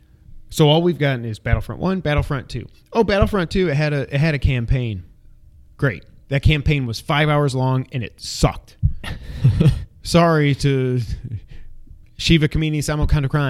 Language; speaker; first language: English; native; English